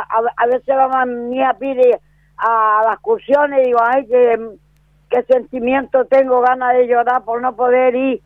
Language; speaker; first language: Spanish; native; Spanish